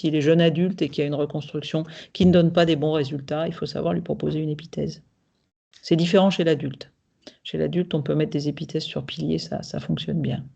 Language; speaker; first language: French; native; French